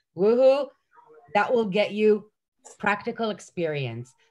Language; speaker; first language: English; non-native, fluent; Hebrew